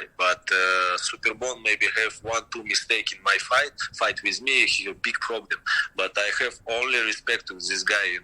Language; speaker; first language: English; non-native, learner; Russian